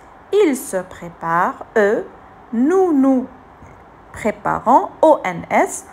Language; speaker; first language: French; non-native, fluent; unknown